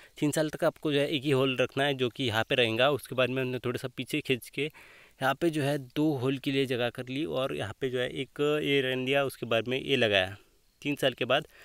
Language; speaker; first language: Hindi; non-native, local second language; Marathi